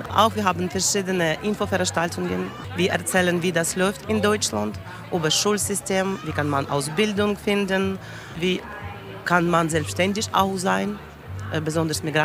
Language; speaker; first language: German; non-native, learner; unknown